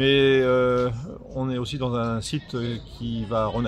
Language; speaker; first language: French; native; French